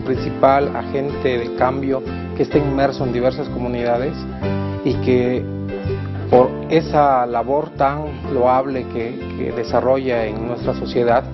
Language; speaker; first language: Spanish; native; Spanish